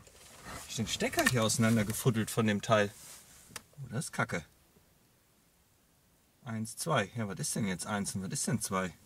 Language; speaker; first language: German; native; German